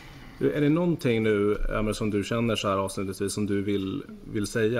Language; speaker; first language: Swedish; native; Swedish